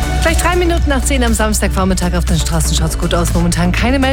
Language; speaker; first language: German; native; German